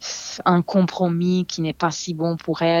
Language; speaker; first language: French; non-native, fluent; Serbian